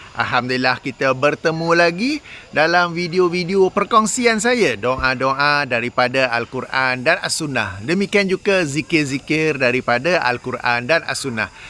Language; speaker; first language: Malay; native; Malay